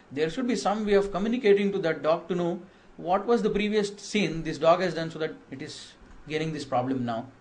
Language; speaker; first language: English; non-native, local second language; Kannada